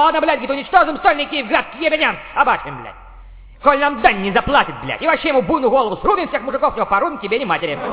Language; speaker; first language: Russian; native; Russian